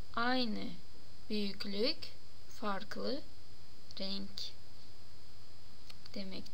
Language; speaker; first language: Turkish; non-native, fluent; Russian